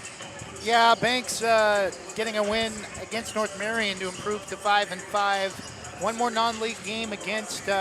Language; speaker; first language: English; native; English